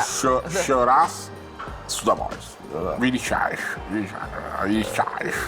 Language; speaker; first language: Ukrainian; non-native, learner; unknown